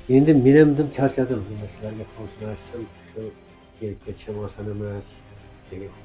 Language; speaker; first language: Uzbek; non-native, local second language; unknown